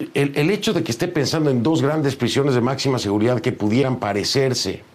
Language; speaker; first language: Spanish; native; Spanish